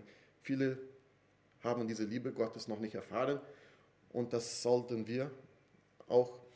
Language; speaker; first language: German; non-native, fluent; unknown